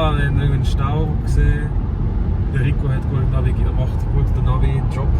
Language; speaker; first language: German; native; German